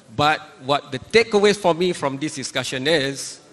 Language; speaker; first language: English; non-native, local second language; Malay